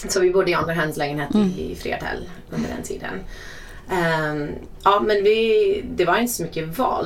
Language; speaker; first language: Swedish; non-native, fluent; English